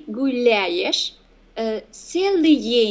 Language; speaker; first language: Russian; non-native, learner; Vietnamese